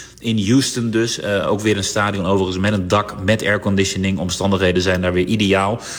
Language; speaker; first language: Dutch; early bilingual, other home language; Turkish